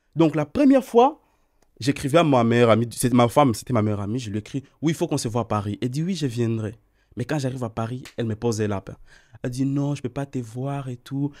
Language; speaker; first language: French; non-native, local second language; Swahili